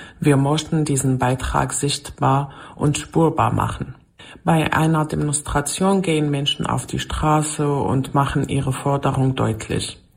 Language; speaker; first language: German; non-native, fluent; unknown